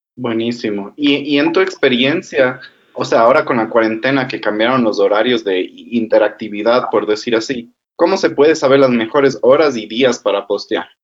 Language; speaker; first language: Spanish; native; Spanish